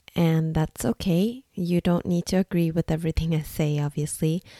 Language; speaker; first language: English; non-native, fluent; Norwegian